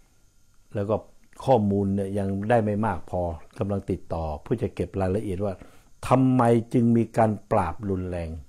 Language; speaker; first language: Thai; native; Thai